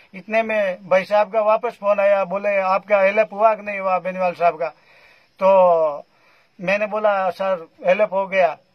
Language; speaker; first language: Hindi; native; Hindi